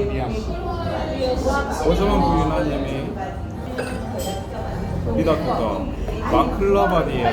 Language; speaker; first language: Turkish; non-native, learner; Korean